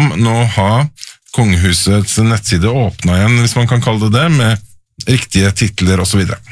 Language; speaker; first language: Norwegian; native; Norwegian